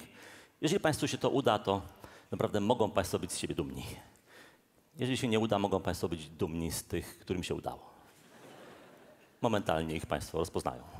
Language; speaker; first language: Polish; native; Polish